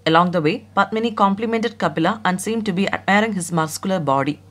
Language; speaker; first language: English; non-native, local second language; Malayalam